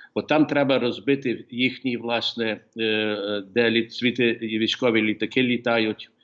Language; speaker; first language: Ukrainian; early bilingual, heritage; Ukrainian